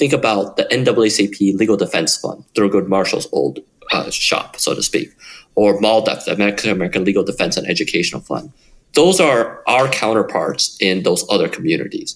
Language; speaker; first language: English; native; English